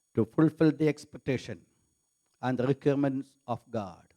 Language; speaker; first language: English; non-native, local second language; Malayalam